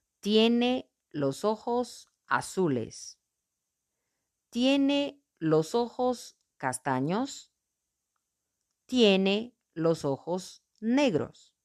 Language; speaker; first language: Spanish; non-native, fluent; Portuguese